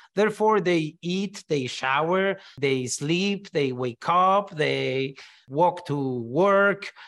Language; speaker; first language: English; non-native, fluent; Spanish